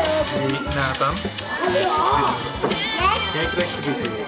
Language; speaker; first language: Dutch; native; Dutch